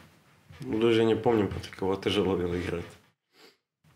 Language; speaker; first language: Russian; non-native, learner; Serbian